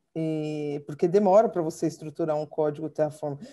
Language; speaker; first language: Portuguese; native; Portuguese